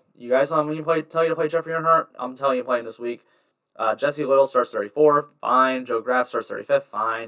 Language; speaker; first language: English; native; English